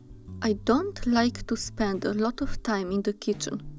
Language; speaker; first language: English; non-native, fluent; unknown